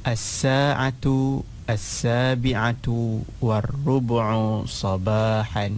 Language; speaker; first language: Arabic; non-native, fluent; Indonesian